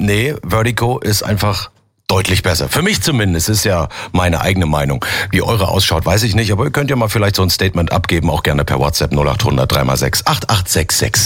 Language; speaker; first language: German; native; German